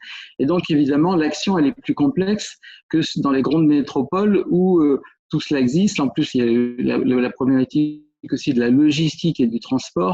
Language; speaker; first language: French; native; French